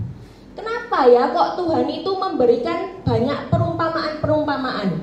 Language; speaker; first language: Indonesian; native; Indonesian